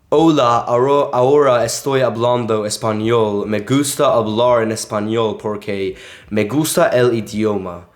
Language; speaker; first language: Spanish; non-native, fluent; English